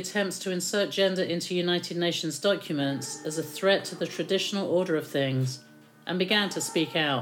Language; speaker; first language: English; native; English